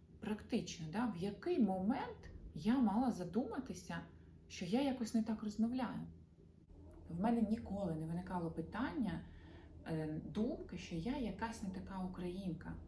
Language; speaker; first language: Ukrainian; non-native, local second language; Russian